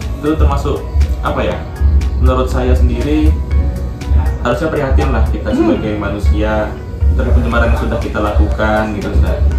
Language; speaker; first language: Indonesian; native; Indonesian